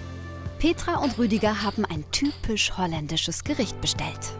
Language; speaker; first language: German; native; German